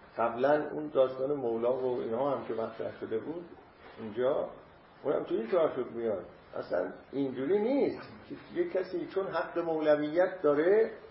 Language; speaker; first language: Persian; non-native, local second language; Azerbaijani